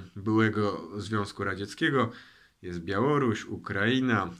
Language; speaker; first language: Polish; native; Polish